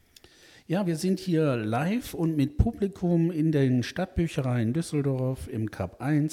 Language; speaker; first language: German; native; German